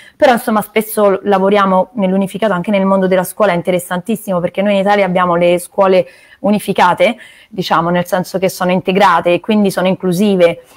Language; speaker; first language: Italian; native; Italian